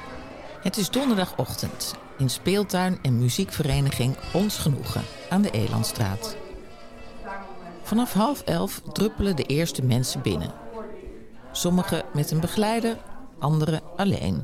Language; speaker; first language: Dutch; native; Dutch